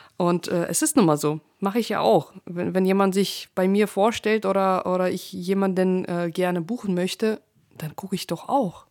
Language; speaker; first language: German; early bilingual, other home language; Russian